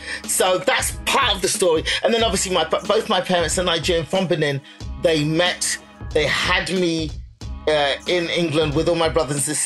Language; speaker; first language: English; native; English